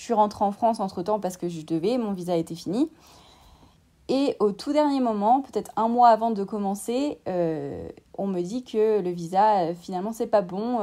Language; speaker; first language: French; native; French